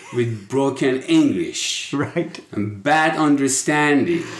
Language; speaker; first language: English; non-native, fluent; Persian